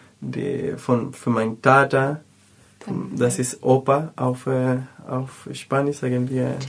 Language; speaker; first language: German; non-native, learner; Spanish